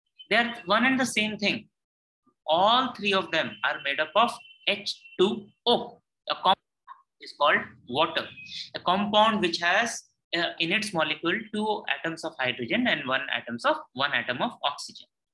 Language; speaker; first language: English; non-native, local second language; Hindi